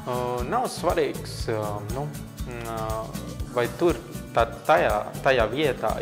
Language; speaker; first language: Latvian; non-native, fluent; Vietnamese